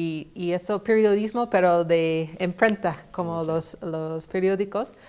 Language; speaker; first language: Spanish; non-native, fluent; English